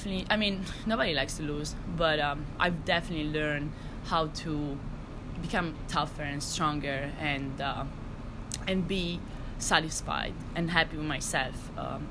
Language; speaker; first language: English; non-native, fluent; Italian